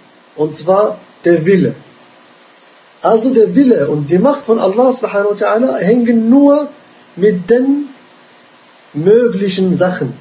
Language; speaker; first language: German; non-native, fluent; Arabic